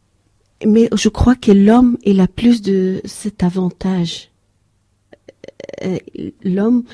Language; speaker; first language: French; non-native, learner; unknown